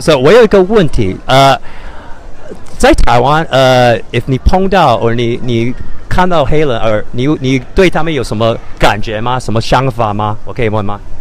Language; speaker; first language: Chinese; early bilingual, other home language; English